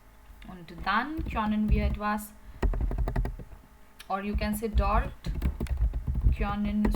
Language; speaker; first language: German; non-native, fluent; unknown